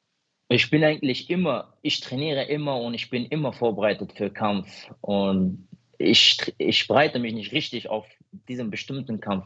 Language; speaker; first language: German; non-native, fluent; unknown